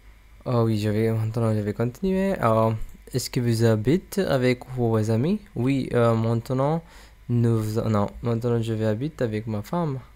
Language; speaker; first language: French; non-native, learner; English